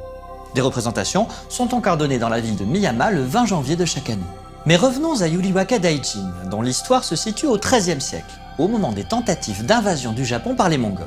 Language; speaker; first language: French; native; French